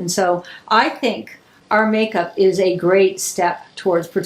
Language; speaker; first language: English; native; English